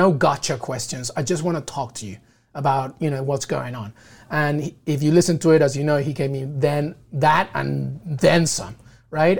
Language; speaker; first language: English; native; English